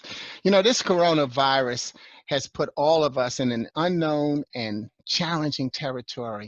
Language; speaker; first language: English; native; English